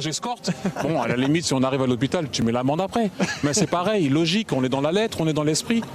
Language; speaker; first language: French; native; French